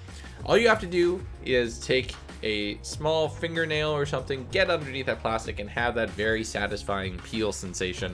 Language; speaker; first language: English; native; English